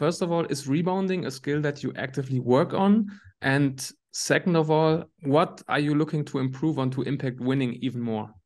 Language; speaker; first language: English; non-native, fluent; German